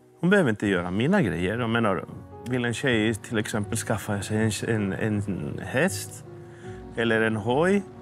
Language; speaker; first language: Swedish; early bilingual, heritage; Swedish